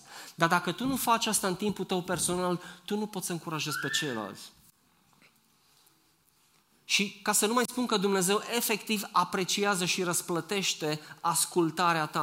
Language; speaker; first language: Romanian; native; Romanian